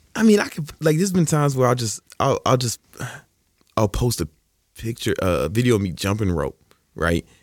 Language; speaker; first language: English; native; English